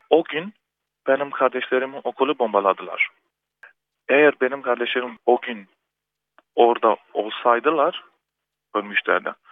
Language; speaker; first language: Turkish; early bilingual, heritage; Turkish